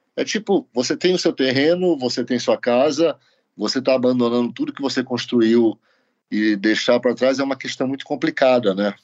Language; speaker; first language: Portuguese; native; Portuguese